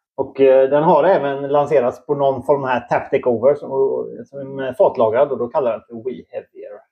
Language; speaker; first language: Swedish; native; Swedish